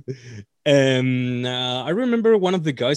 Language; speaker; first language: English; non-native, fluent; Spanish